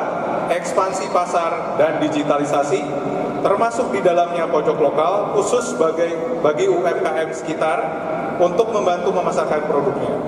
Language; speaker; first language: Indonesian; native; Indonesian